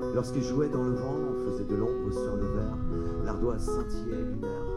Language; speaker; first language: French; native; French